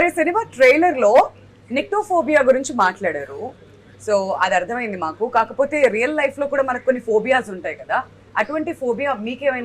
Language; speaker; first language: Telugu; native; Telugu